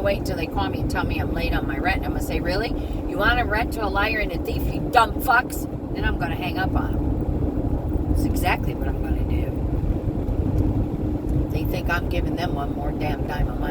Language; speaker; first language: English; native; English